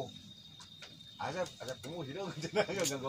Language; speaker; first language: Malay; non-native, local second language; Sundanese